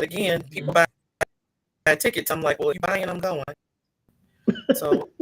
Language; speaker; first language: English; native; English